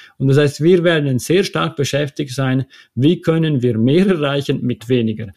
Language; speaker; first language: German; non-native, local second language; Italian